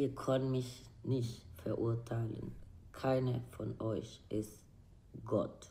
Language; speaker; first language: German; non-native, learner; Spanish